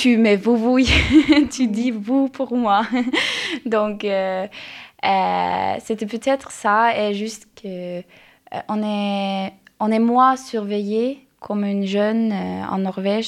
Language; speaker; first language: French; non-native, learner; Norwegian